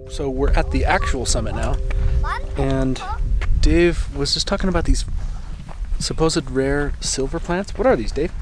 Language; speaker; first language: English; native; English